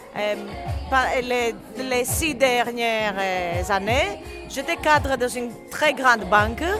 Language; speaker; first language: French; non-native, fluent; Greek